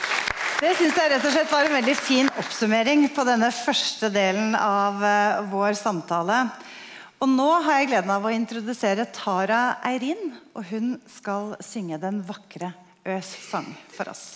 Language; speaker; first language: Norwegian; native; Norwegian